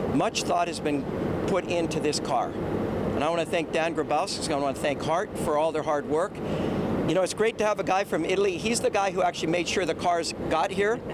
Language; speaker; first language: English; native; English